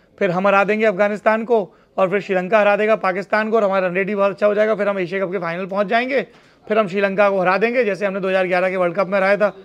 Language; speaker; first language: Hindi; native; Hindi